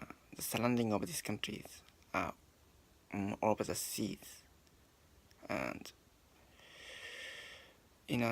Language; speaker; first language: English; non-native, learner; Japanese